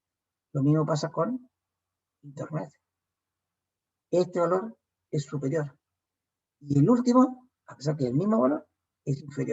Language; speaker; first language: Spanish; native; Spanish